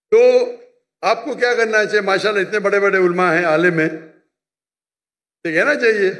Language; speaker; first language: Urdu; non-native, local second language; Konkani